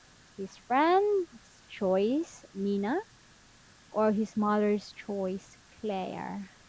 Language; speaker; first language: English; non-native, fluent; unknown